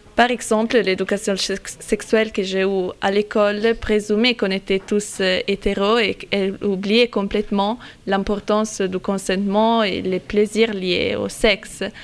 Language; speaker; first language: French; non-native, fluent; Italian